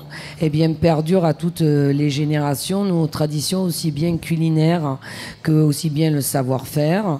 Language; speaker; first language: French; native; French